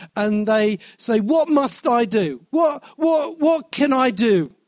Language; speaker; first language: English; native; English